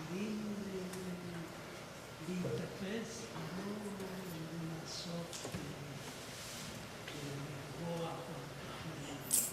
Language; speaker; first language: Hebrew; non-native, fluent; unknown